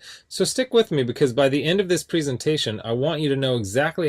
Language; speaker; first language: English; native; English